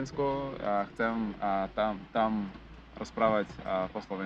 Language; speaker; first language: Slovak; non-native, learner; Portuguese